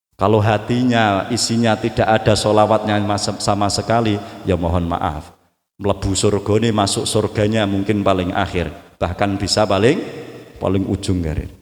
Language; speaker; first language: Indonesian; non-native, local second language; Javanese